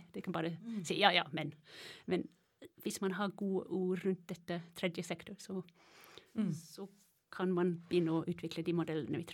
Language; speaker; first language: Norwegian; non-native, fluent; English